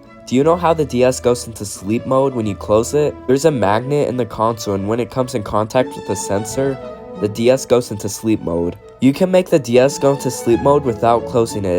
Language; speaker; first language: English; native; English